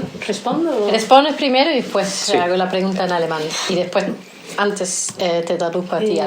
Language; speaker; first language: Spanish; non-native, fluent; German